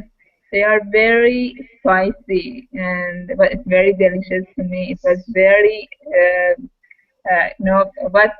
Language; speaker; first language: English; non-native, learner; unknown